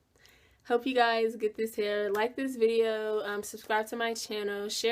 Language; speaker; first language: English; native; English